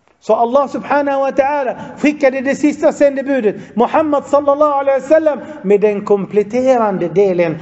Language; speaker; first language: Swedish; non-native, fluent; Arabic